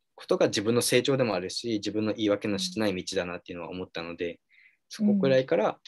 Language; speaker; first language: Japanese; native; Japanese